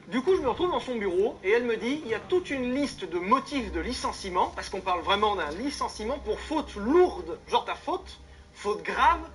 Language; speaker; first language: French; native; French